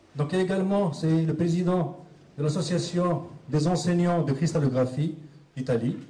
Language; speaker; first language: French; non-native, local second language; Arabic